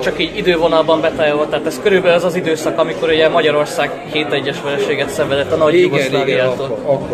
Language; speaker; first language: Hungarian; native; Hungarian